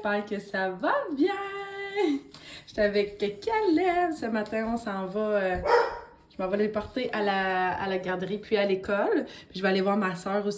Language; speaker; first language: French; native; French